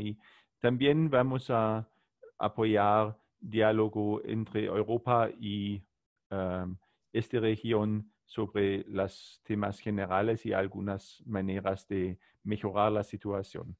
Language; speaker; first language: Spanish; non-native, learner; German